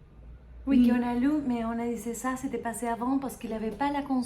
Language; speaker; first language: French; non-native, learner; Spanish